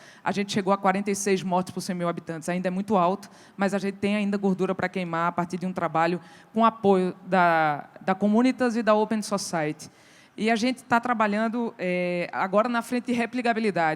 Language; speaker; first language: Portuguese; native; Portuguese